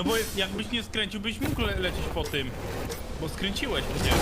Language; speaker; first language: Polish; native; Polish